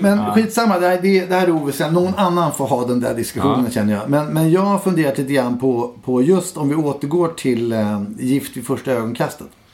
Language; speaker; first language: Swedish; native; Swedish